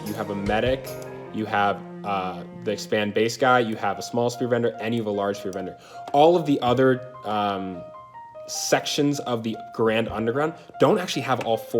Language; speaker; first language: English; native; English